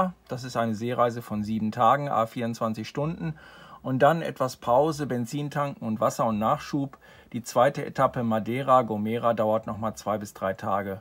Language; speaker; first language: German; native; German